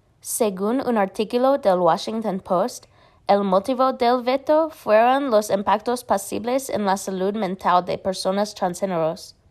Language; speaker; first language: Spanish; non-native, learner; English